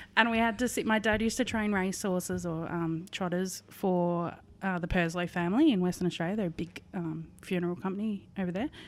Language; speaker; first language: English; native; English